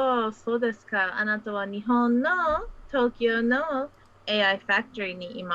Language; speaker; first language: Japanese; non-native, fluent; English